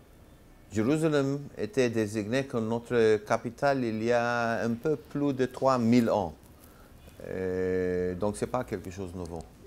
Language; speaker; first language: French; non-native, learner; Hebrew